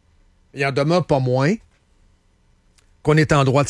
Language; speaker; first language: French; native; French